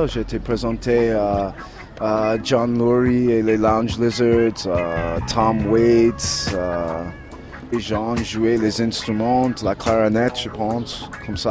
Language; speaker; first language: French; non-native, learner; English